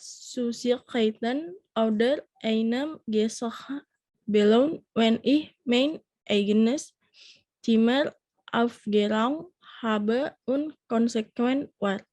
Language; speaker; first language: German; non-native, learner; Indonesian